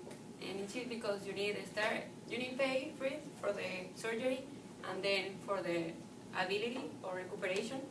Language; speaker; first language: English; non-native, learner; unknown